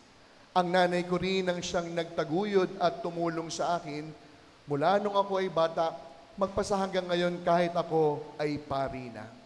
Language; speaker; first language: Filipino; native; Filipino